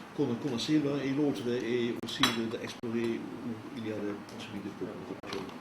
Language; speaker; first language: French; non-native, fluent; Dutch